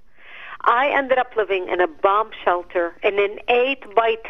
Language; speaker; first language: English; non-native, fluent; Arabic